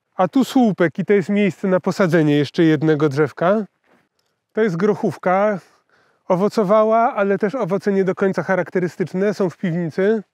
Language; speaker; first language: Polish; native; Polish